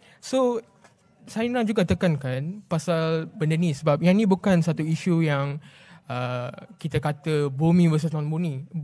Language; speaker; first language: Malay; non-native, local second language; Tamil